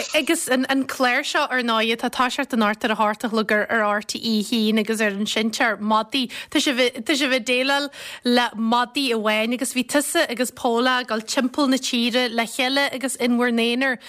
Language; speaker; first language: Irish; native; Irish